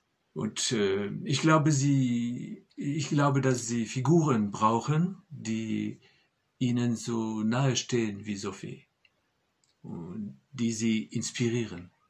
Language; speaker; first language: German; non-native, fluent; French